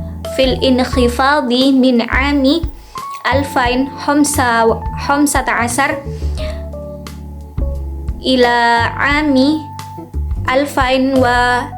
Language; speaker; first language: Arabic; non-native, learner; Indonesian